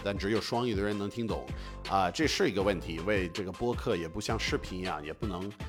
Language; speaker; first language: Chinese; non-native, fluent; English